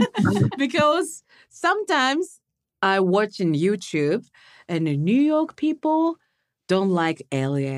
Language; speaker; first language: English; non-native, learner; Japanese